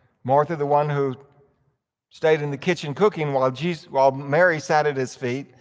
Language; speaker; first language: English; native; English